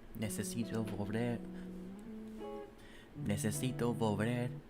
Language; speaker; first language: Spanish; non-native, learner; English